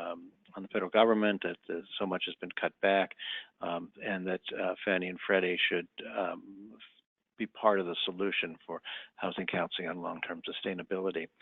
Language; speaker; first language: English; native; English